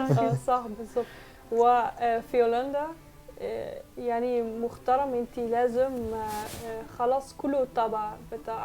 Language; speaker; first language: Arabic; non-native, learner; Dutch